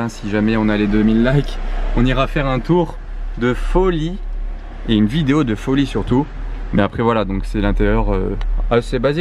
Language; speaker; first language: French; native; French